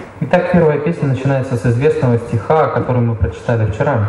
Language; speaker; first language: Russian; native; Russian